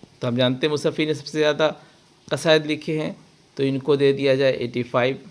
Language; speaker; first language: Urdu; native; Urdu